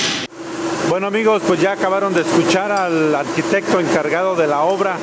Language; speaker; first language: Spanish; native; Spanish